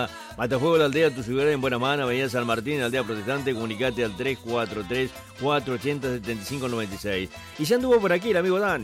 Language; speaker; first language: Spanish; native; Spanish